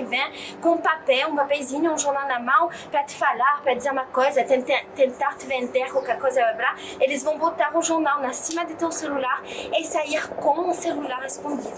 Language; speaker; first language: Portuguese; non-native, fluent; French